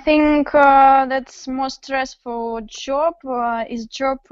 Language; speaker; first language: English; non-native, learner; Russian